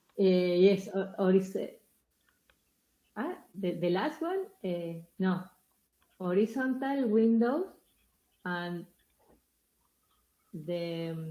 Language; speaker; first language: English; non-native, learner; Spanish